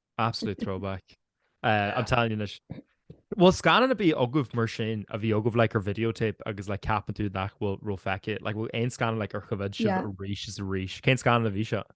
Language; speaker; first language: Irish; native; Irish